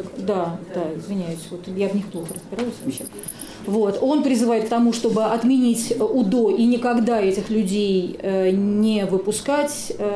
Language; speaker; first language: Russian; native; Russian